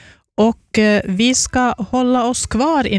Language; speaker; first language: Swedish; native; Swedish